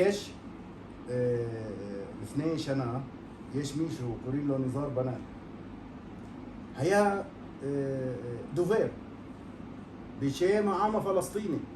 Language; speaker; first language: Hebrew; non-native, local second language; Arabic